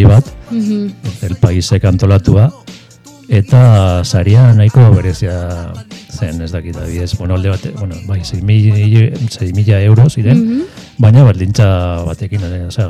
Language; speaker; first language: Basque; non-native, local second language; Spanish